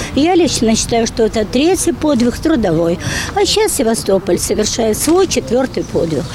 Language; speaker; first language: Russian; native; Russian